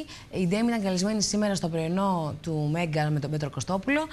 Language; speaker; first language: Greek; native; Greek